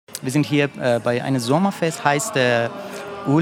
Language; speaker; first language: German; non-native, learner; Persian